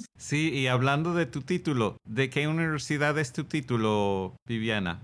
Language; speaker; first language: Spanish; non-native, fluent; English